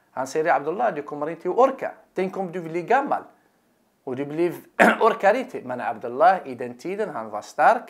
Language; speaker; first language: Swedish; non-native, fluent; Arabic